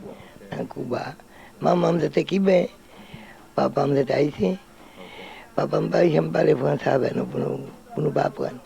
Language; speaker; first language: Haitian Creole; early bilingual, heritage; Spanish